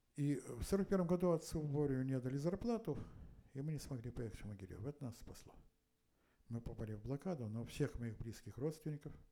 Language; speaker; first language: Russian; native; Russian